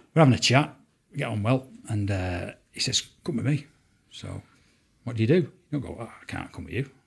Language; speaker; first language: English; native; English